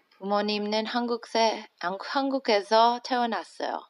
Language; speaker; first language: Korean; early bilingual, heritage; Korean